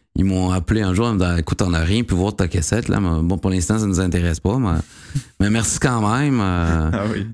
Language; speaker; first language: French; native; French